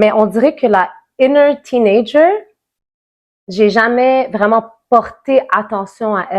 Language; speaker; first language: French; native; French